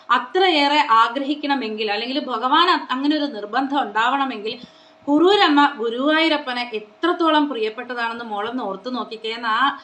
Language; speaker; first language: Malayalam; non-native, local second language; Konkani